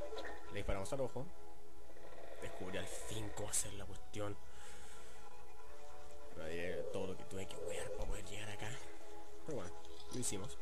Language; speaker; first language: Spanish; native; Spanish